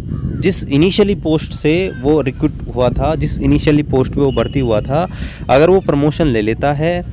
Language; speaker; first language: Hindi; native; Hindi